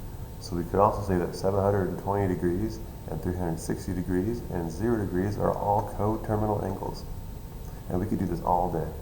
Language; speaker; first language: English; native; English